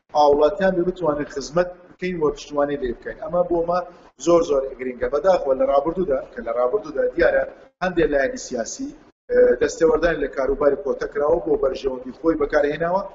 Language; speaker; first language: Central Kurdish; non-native, local second language; Turkish